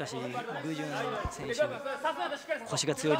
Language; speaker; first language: Japanese; native; Japanese